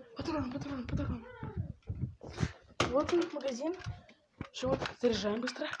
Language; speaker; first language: Russian; native; Russian